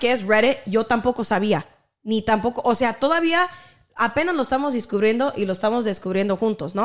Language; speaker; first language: Spanish; early bilingual, heritage; Spanish